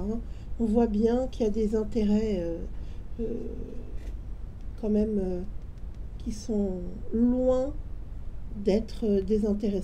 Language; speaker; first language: French; native; French